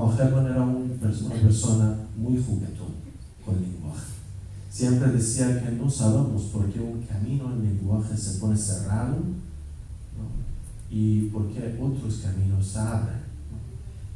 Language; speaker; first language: Spanish; non-native, fluent; Persian